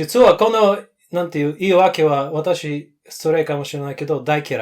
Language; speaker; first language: Japanese; non-native, learner; English